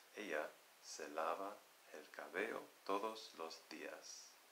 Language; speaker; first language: Spanish; non-native, learner; English